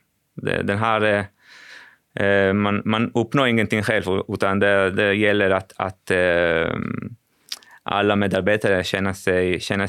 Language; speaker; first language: Swedish; non-native, fluent; Spanish